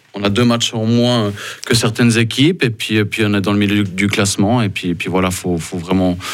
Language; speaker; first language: French; native; French